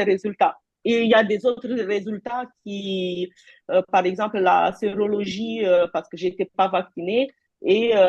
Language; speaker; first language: French; non-native, fluent; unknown